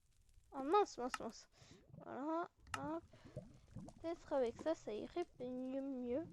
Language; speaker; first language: French; native; French